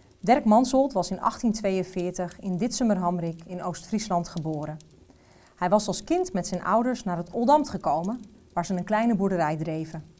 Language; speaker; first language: Dutch; native; Dutch